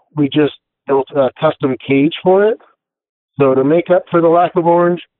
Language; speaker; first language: English; native; English